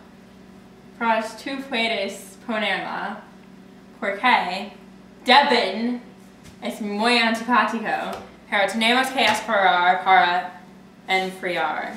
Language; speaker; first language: Spanish; non-native, learner; English